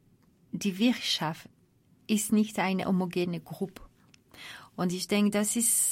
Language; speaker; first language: German; non-native, fluent; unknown